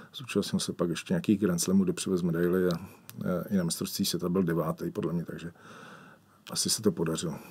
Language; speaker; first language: Czech; native; Czech